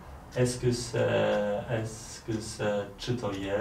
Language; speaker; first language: French; non-native, learner; Polish